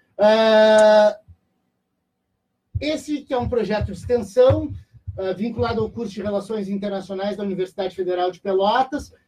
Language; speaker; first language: Portuguese; native; Portuguese